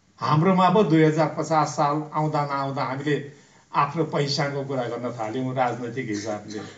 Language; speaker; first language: Nepali; non-native, local second language; Limburgish